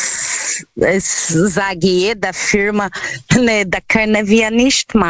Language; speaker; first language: German; non-native, learner; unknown